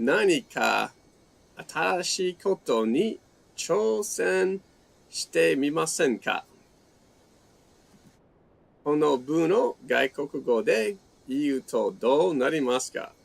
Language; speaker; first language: Japanese; non-native, fluent; English